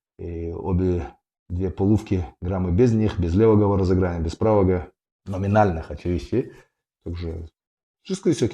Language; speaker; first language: Polish; non-native, fluent; Russian